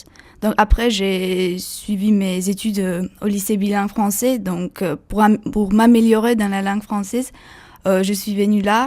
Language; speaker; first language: French; non-native, fluent; Slovak